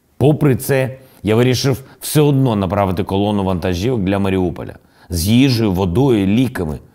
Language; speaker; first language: Ukrainian; non-native, local second language; Russian